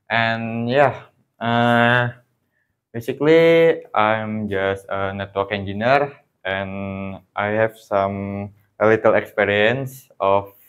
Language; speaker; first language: English; non-native, learner; Indonesian